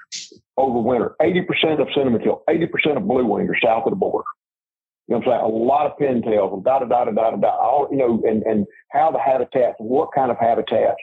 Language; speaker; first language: English; native; English